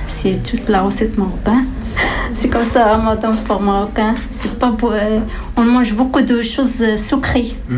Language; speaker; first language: French; non-native, learner; Arabic